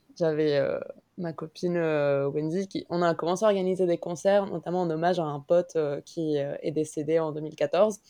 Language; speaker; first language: French; non-native, fluent; Spanish